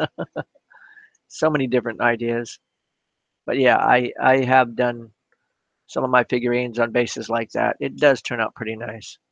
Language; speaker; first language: English; native; English